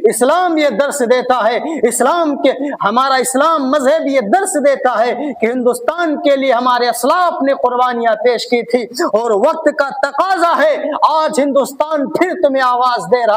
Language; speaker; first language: Urdu; native; Urdu